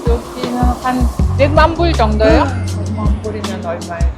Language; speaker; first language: Korean; non-native, fluent; Kyrgyz